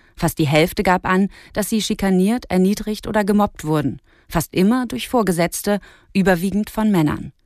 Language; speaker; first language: German; native; German